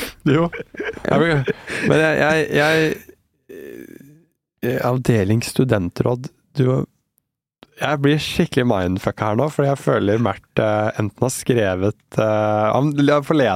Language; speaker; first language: Norwegian; native; Norwegian